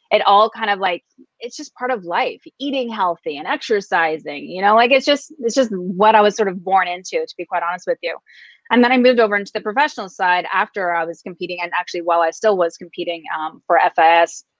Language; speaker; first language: English; native; English